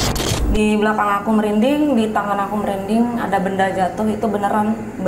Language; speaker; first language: Indonesian; native; Indonesian